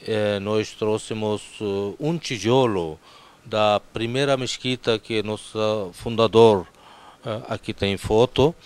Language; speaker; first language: Portuguese; non-native, fluent; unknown